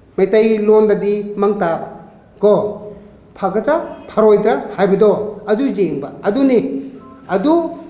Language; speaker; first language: Manipuri; non-native, local second language; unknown